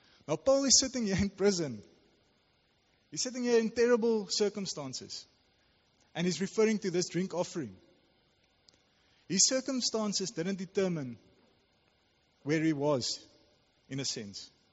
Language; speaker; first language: English; non-native, local second language; Afrikaans